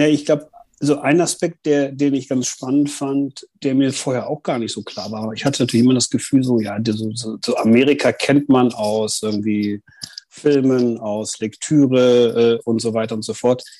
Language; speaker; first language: German; native; German